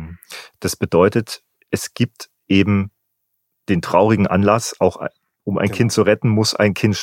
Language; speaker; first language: German; native; German